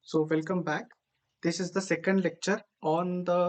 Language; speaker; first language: English; non-native, local second language; Telugu